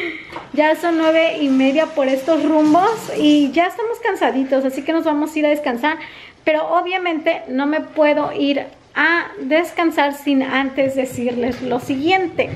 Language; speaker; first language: Spanish; native; Spanish